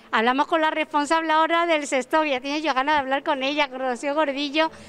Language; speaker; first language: Spanish; native; Spanish